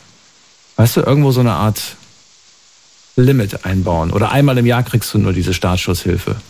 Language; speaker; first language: German; native; German